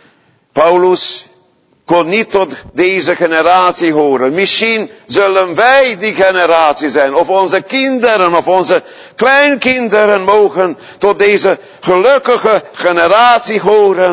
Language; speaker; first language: Dutch; non-native, fluent; Hungarian